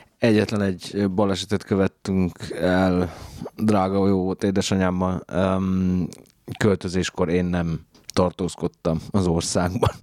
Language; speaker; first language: Hungarian; native; Hungarian